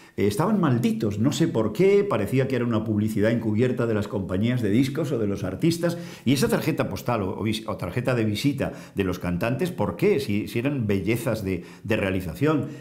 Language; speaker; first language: Spanish; native; Spanish